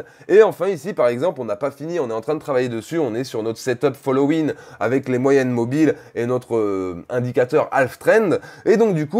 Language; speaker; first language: French; native; French